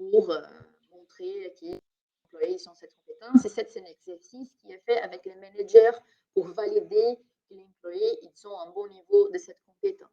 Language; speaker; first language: French; non-native, fluent; Portuguese